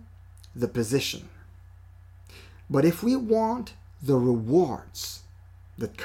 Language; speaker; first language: English; non-native, fluent; French